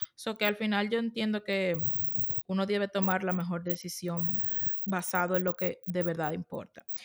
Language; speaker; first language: Spanish; native; Spanish